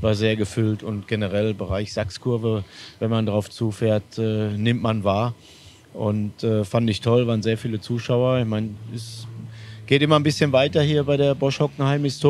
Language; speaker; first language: German; native; German